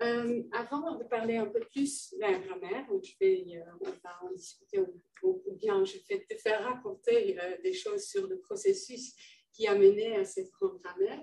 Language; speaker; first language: French; non-native, fluent; Dutch